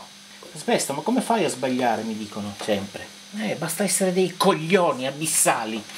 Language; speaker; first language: Italian; native; Italian